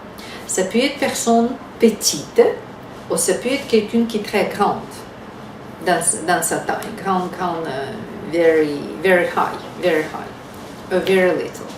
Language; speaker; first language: French; non-native, fluent; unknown